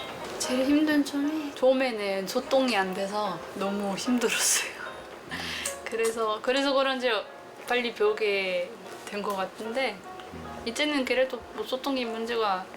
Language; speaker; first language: Korean; non-native, fluent; French